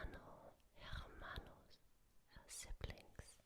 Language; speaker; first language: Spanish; non-native, learner; German